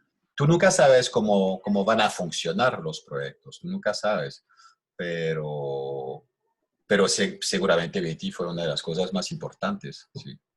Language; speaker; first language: Spanish; non-native, fluent; French